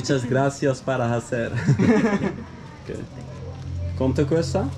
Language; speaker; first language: Spanish; non-native, learner; Dutch